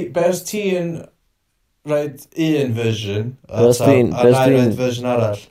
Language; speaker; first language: Welsh; native; Welsh